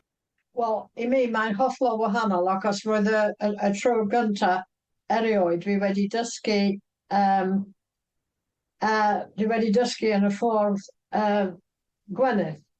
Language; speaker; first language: Welsh; non-native, fluent; English